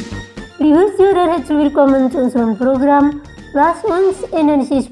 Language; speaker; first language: German; non-native, fluent; Indonesian